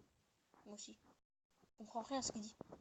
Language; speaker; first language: French; native; French